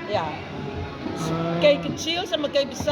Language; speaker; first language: Indonesian; early bilingual, heritage; Indonesian